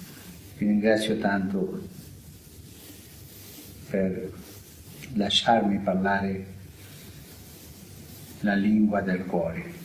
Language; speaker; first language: Italian; non-native, fluent; Spanish